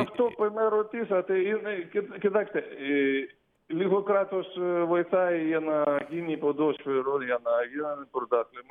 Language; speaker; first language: Greek; non-native, fluent; Russian